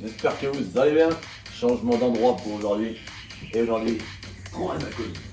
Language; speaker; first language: French; native; French